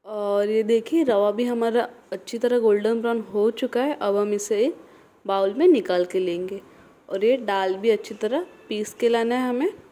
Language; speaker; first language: Hindi; non-native, local second language; Marathi